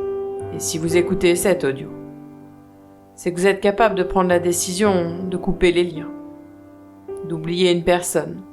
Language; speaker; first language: French; native; French